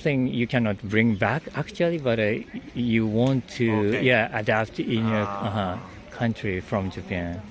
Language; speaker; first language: English; non-native, fluent; Japanese